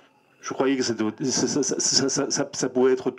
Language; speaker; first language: French; non-native, fluent; Spanish